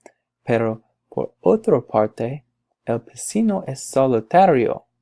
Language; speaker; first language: Spanish; non-native, learner; English